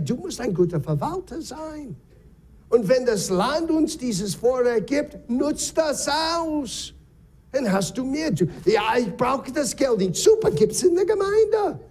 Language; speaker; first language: German; non-native, fluent; English